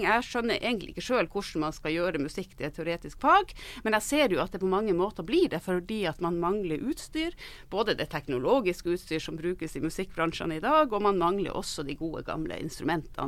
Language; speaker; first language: Norwegian; native; Norwegian